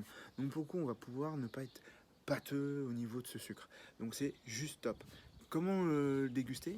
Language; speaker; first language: French; native; French